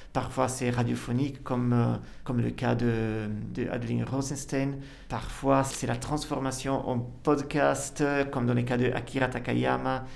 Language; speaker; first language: French; non-native, fluent; Italian